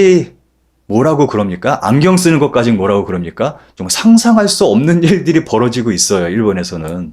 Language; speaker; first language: Korean; native; Korean